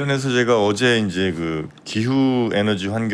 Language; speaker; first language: Korean; native; Korean